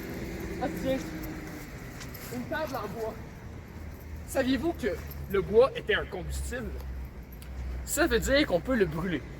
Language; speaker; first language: French; native; French